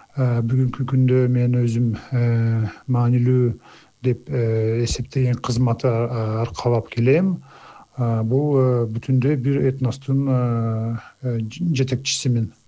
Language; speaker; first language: Kyrgyz; non-native, local second language; Azerbaijani